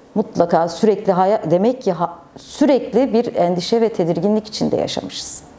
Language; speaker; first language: Turkish; native; Turkish